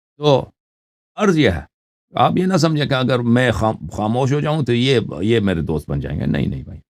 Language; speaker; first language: Urdu; non-native, fluent; Persian